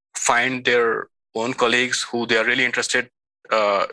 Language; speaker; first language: English; non-native, local second language; Hindi